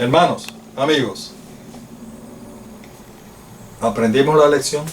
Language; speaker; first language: Spanish; native; Spanish